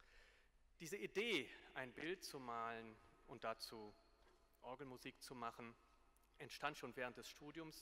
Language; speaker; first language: German; native; German